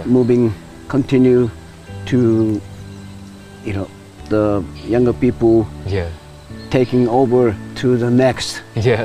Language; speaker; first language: English; non-native, learner; Japanese